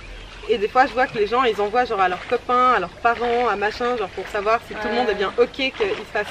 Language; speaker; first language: French; native; French